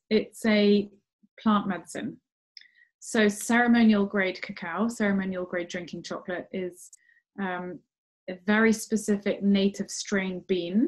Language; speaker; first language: English; native; English